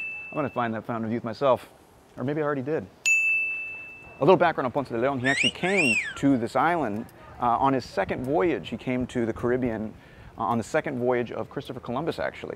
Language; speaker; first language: English; early bilingual, other home language; Spanish